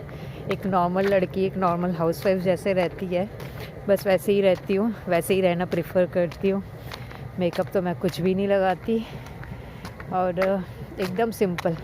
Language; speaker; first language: Hindi; native; Hindi